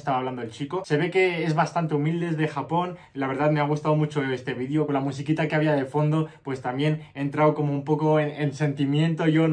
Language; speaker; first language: Spanish; native; Spanish